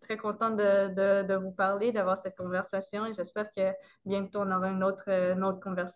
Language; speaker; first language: French; non-native, local second language; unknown